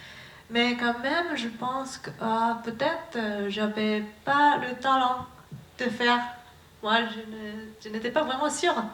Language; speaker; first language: French; non-native, learner; Japanese